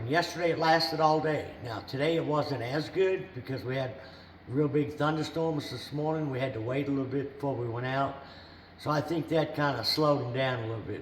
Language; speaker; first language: English; native; English